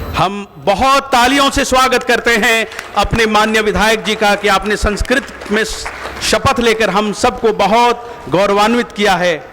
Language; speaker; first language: Hindi; native; Hindi